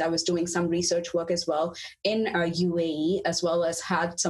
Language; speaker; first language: English; non-native, local second language; Urdu